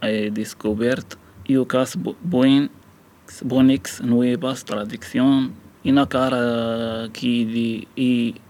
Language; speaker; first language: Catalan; non-native, learner; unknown